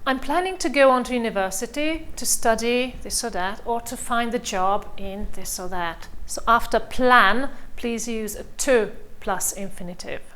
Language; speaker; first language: English; non-native, fluent; Hungarian